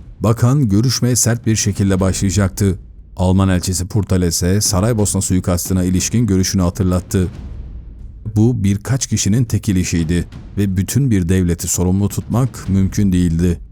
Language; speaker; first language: Turkish; native; Turkish